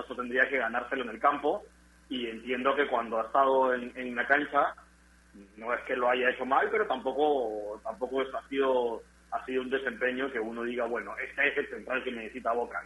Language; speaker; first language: Spanish; native; Spanish